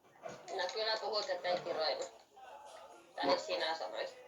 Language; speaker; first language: Finnish; native; Finnish